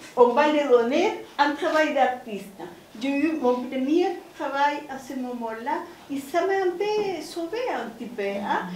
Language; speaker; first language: French; non-native, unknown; Spanish